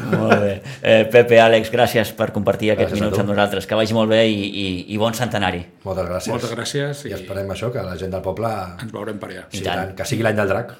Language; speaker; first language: Catalan; native; Catalan